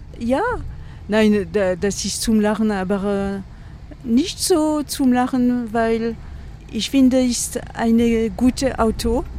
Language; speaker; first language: German; non-native, learner; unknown